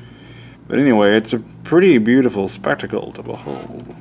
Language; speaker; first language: English; native; English